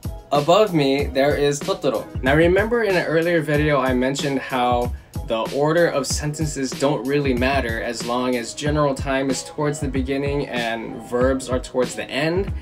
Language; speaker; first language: English; native; English